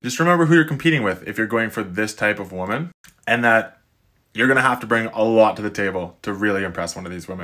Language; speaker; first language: English; native; English